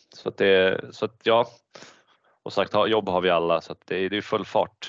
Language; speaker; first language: Swedish; early bilingual, other home language; Bosnian